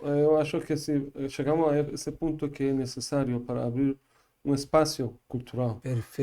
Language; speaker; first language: Portuguese; non-native, learner; Persian